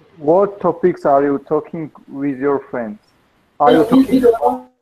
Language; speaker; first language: English; non-native, learner; Georgian